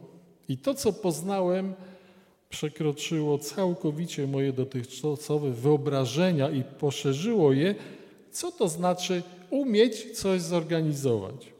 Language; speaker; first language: Polish; native; Polish